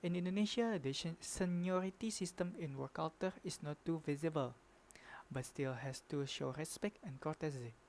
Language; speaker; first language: English; non-native, learner; Indonesian